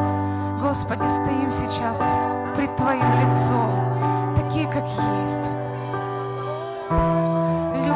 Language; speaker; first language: Russian; native; Russian